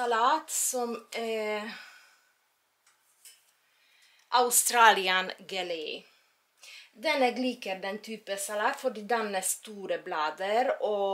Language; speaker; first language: Norwegian; non-native, fluent; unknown